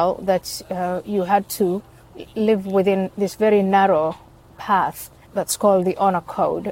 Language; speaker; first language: English; non-native, fluent; Somali